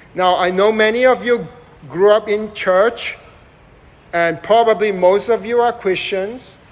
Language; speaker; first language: English; non-native, local second language; Chinese